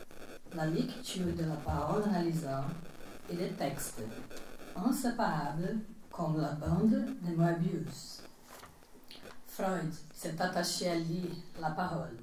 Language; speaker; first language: French; non-native, fluent; Portuguese